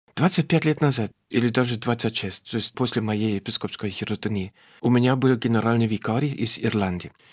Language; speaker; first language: Russian; non-native, fluent; German